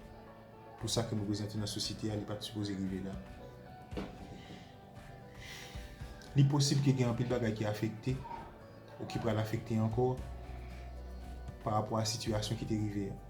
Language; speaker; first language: French; non-native, local second language; Haitian Creole